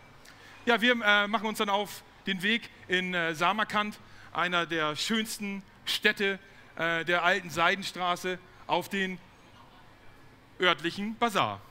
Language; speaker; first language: German; native; German